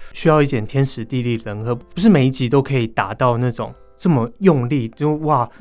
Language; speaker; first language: Chinese; native; Chinese